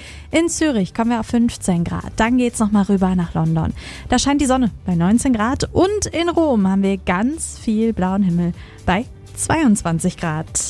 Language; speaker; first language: German; native; German